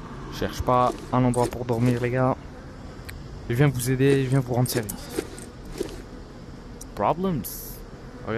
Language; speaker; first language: French; native; French